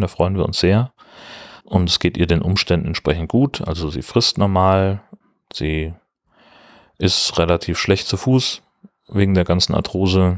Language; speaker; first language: German; native; German